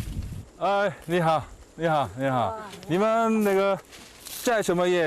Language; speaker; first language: Chinese; non-native, learner; Korean